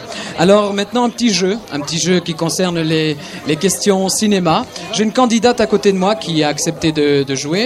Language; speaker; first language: French; native; French